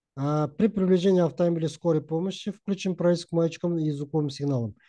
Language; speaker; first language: Russian; non-native, local second language; Kazakh